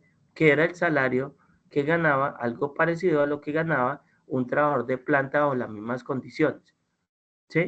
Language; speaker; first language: Spanish; native; Spanish